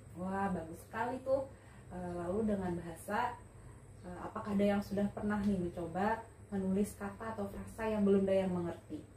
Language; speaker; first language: Indonesian; native; Indonesian